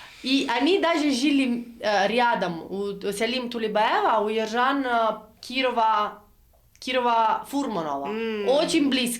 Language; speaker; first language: Russian; non-native, learner; Italian